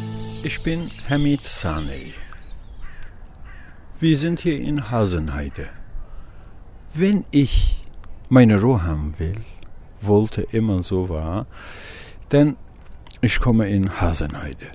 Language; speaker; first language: German; non-native, learner; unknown